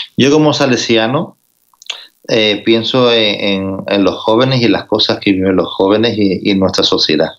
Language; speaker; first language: Spanish; native; Spanish